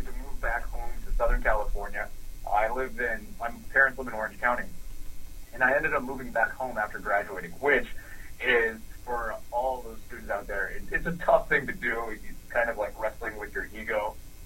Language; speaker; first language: English; native; English